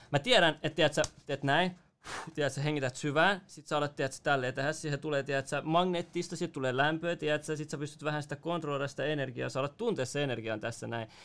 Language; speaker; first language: Finnish; native; Finnish